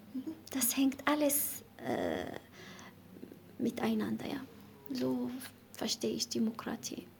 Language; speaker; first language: German; non-native, learner; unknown